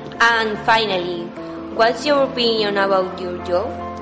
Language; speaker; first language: English; non-native, learner; Spanish